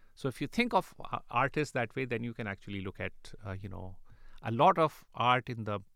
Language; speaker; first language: English; non-native, local second language; Urdu